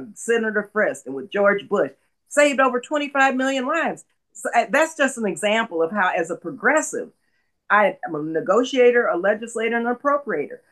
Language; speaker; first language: English; native; English